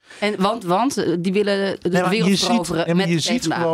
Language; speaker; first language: Dutch; native; Dutch